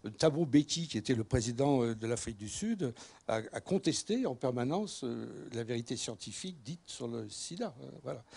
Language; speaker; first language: French; native; French